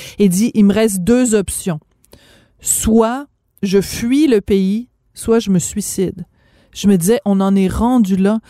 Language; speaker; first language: French; native; French